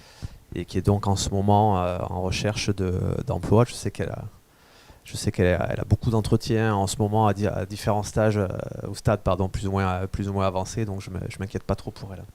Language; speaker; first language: French; native; French